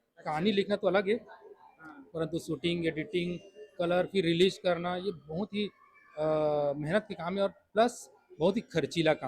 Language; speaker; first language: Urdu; non-native, local second language; Chhattisgarhi